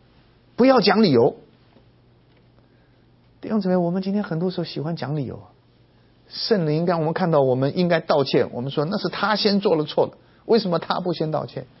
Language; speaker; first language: Chinese; native; Chinese